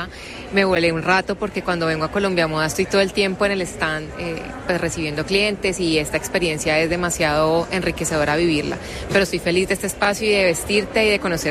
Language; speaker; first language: Spanish; native; Spanish